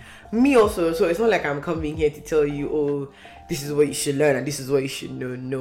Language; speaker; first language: English; non-native, local second language; Hausa